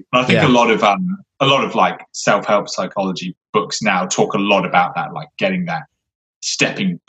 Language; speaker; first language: English; native; English